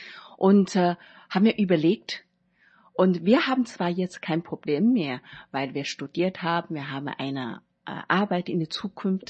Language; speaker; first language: German; non-native, learner; Chinese